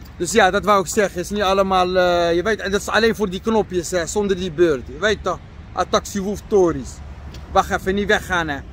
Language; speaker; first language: Dutch; non-native, fluent; Arabic